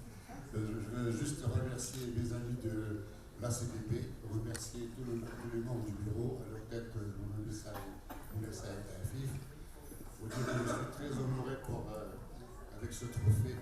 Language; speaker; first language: French; non-native, local second language; Arabic